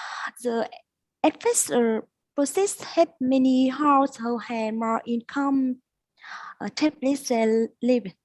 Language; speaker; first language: English; non-native, learner; Vietnamese